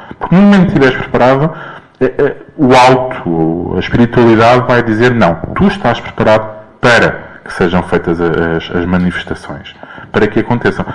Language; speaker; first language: Portuguese; native; Portuguese